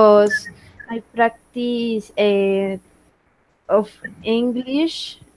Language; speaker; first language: English; non-native, learner; Spanish